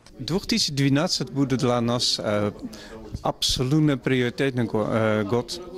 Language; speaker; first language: Russian; non-native, fluent; Dutch